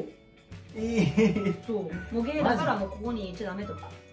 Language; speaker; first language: Japanese; non-native, fluent; English